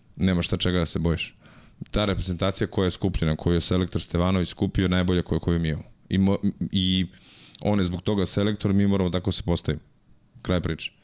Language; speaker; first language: Serbian; native; Serbian